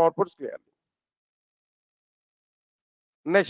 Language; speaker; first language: English; non-native, local second language; Telugu